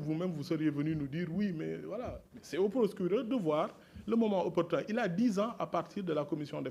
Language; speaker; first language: French; non-native, local second language; Wolof